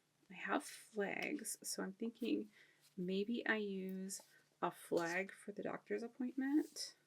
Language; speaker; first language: English; native; English